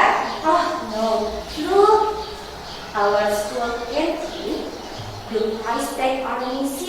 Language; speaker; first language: English; non-native, learner; Indonesian